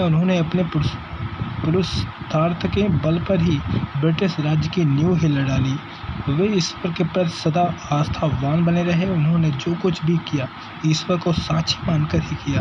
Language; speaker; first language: Hindi; native; Hindi